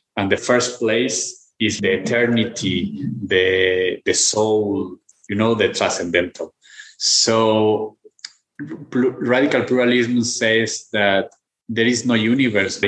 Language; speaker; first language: English; non-native, fluent; Spanish